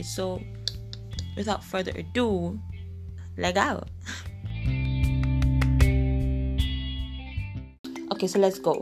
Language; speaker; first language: English; non-native, local second language; Igbo